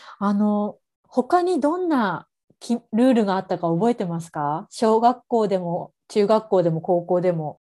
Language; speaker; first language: Japanese; native; Japanese